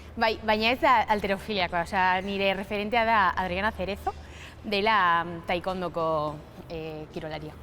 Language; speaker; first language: Basque; native; Basque